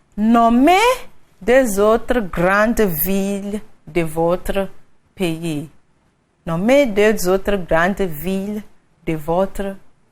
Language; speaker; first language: French; non-native, fluent; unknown